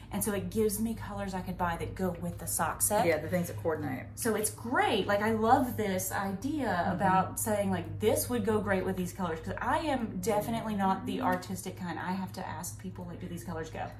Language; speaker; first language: English; native; English